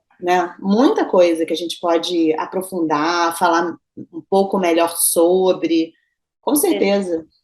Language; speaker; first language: Portuguese; native; Portuguese